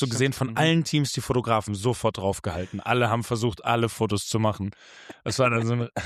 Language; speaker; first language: German; native; German